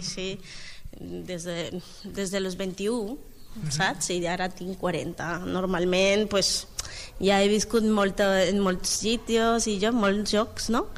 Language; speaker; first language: Catalan; non-native, learner; Spanish